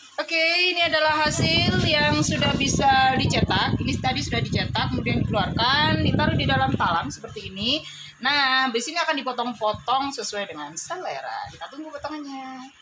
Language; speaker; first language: Indonesian; native; Indonesian